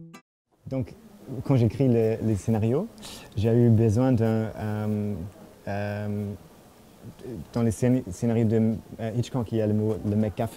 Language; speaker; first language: French; non-native, fluent; German